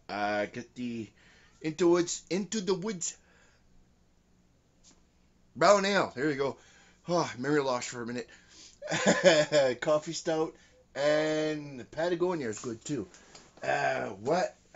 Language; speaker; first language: English; early bilingual, other home language; French